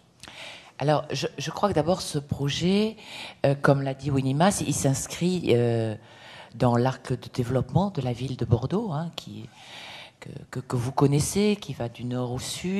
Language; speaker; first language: French; native; French